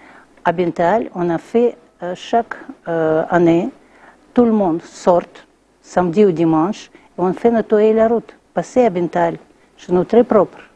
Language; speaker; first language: French; non-native, learner; Russian